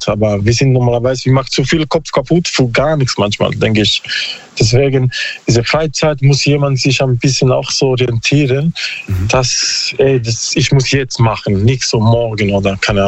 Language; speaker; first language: German; non-native, learner; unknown